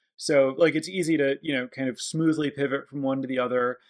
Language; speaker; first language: English; native; English